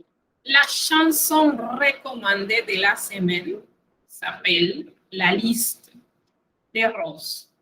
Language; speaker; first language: French; non-native, fluent; Spanish